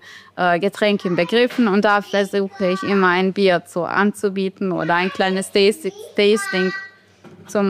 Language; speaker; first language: German; non-native, fluent; Bosnian